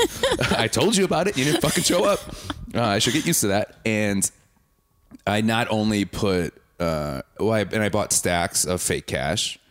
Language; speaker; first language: English; native; English